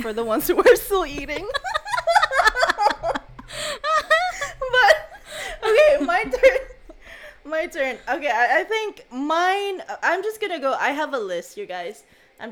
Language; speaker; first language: English; non-native, local second language; Cebuano